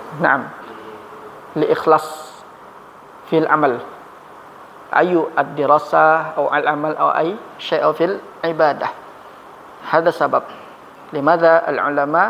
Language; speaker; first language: Arabic; non-native, fluent; Indonesian